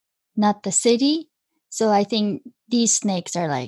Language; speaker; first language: English; early bilingual, other home language; Japanese